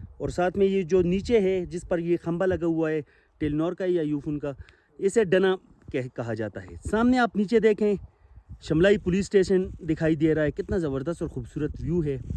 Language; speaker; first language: Urdu; non-native, local second language; Pashto